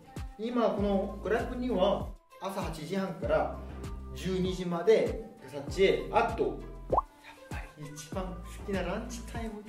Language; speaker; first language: Japanese; non-native, fluent; Korean